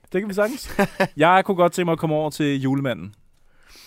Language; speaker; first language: Danish; native; Danish